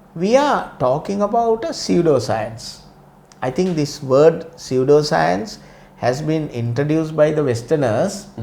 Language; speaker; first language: English; non-native, local second language; Sinhala